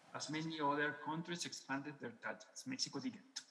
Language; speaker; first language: English; non-native, fluent; Spanish